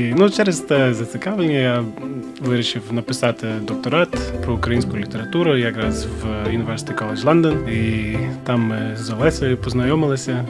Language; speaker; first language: Ukrainian; non-native, fluent; English